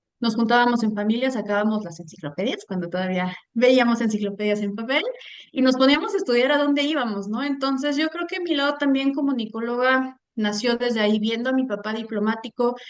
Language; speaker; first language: Spanish; early bilingual, heritage; Spanish